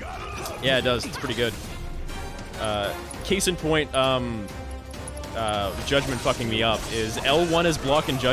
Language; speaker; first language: English; native; English